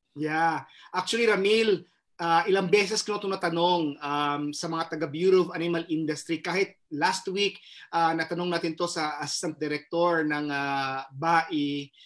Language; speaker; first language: Filipino; non-native, local second language; Cebuano